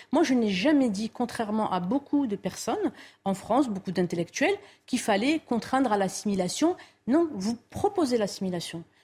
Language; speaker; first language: French; non-native, local second language; Arabic